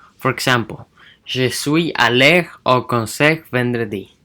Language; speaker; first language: French; non-native, learner; English